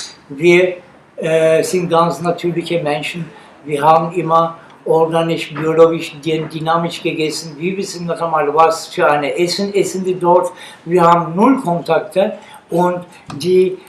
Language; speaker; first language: German; non-native, learner; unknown